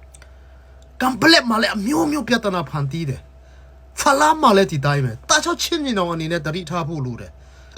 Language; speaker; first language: Burmese; non-native, local second language; Hakha Chin